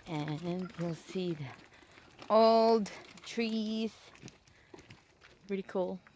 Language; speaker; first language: English; non-native, local second language; Filipino